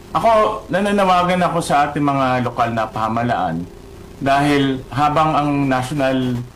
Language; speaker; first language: Filipino; native; Filipino